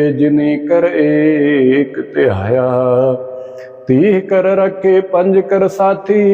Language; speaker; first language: Hindi; non-native, local second language; Punjabi